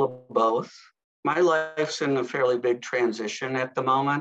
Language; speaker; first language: English; native; English